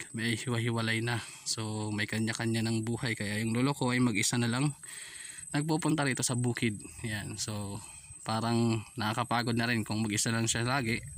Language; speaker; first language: Filipino; non-native, local second language; Waray